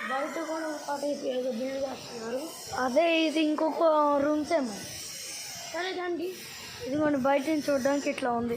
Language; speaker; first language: Telugu; native; Telugu